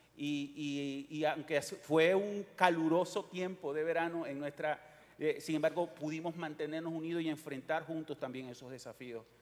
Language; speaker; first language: Spanish; native; Spanish